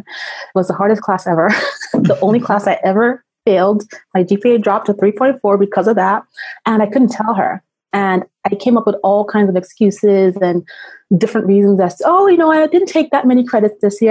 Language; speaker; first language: English; non-native, local second language; Yoruba